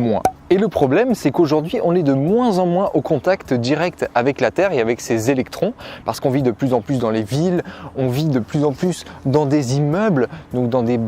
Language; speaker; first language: French; native; French